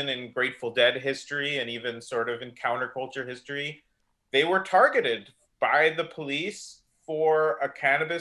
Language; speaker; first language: English; native; English